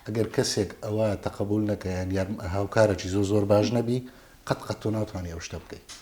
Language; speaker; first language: Central Kurdish; native; Central Kurdish